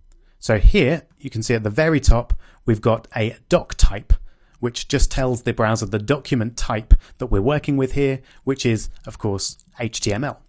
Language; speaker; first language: English; native; English